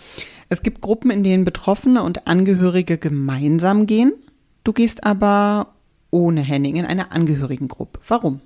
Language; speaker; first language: German; native; German